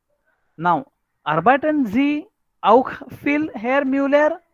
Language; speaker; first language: German; non-native, learner; Marathi